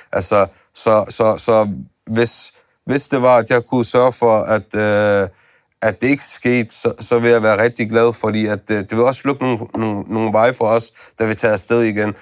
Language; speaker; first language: Danish; early bilingual, other home language; Arabic